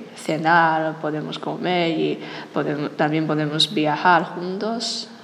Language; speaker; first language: Spanish; non-native, learner; Chinese